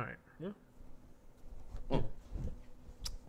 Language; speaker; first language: English; native; English